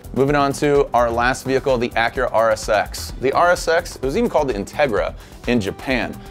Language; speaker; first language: English; native; English